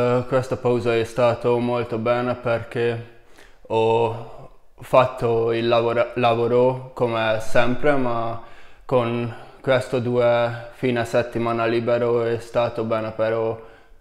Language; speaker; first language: Italian; non-native, learner; Hungarian